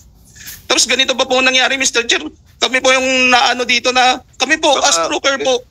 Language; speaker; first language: Filipino; native; Filipino